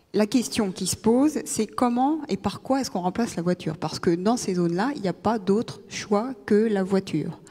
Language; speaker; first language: French; native; French